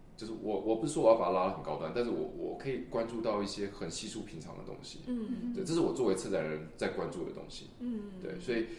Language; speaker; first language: Chinese; native; Chinese